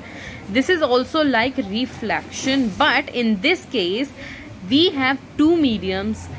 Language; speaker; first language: English; non-native, local second language; Hindi